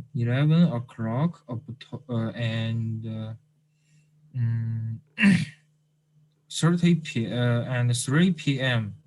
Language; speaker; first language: English; non-native, learner; Chinese